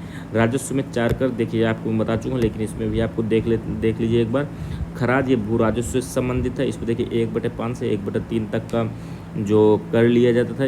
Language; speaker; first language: Hindi; native; Hindi